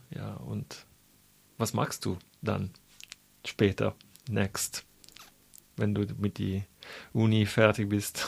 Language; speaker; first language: German; non-native, fluent; Italian